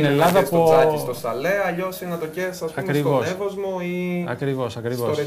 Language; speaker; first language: Greek; native; Greek